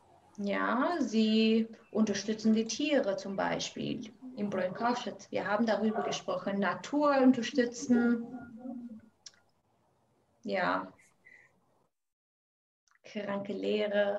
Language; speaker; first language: German; non-native, fluent; Albanian